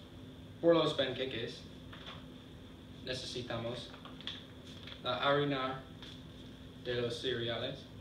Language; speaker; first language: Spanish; non-native, learner; English